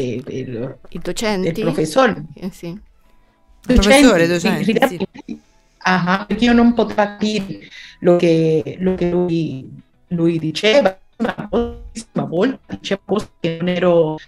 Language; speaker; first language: Italian; non-native, learner; Spanish